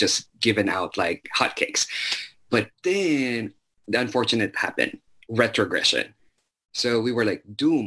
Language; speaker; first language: English; non-native, local second language; Chavacano